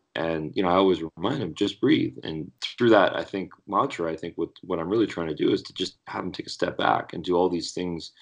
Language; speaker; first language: English; native; English